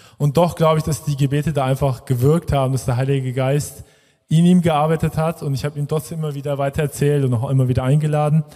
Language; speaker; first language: German; native; German